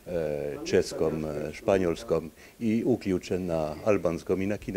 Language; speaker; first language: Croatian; non-native, learner; French